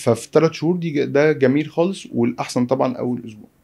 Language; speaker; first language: Arabic; native; Arabic